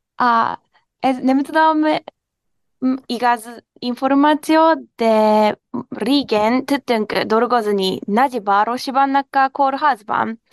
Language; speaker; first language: Hungarian; non-native, learner; Japanese